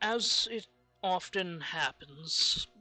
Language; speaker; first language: English; native; English